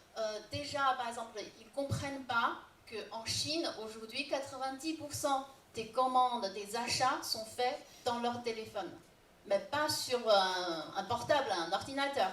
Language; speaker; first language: French; non-native, fluent; Chinese